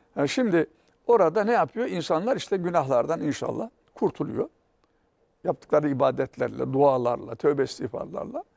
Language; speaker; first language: Turkish; native; Turkish